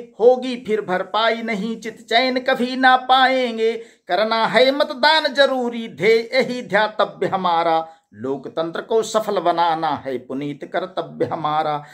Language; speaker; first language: Hindi; native; Hindi